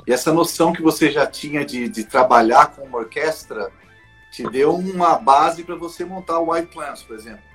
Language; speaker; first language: Portuguese; native; Portuguese